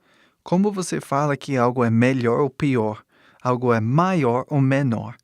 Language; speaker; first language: Portuguese; non-native, fluent; English